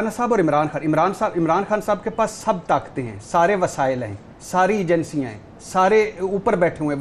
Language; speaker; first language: Urdu; native; Urdu